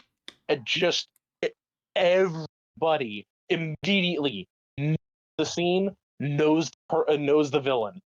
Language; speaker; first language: English; native; English